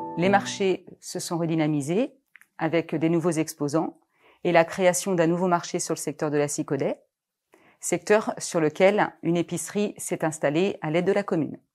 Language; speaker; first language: French; native; French